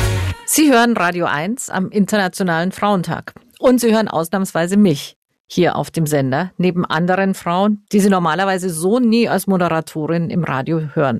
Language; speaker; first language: German; native; German